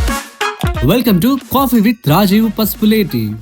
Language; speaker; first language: Telugu; native; Telugu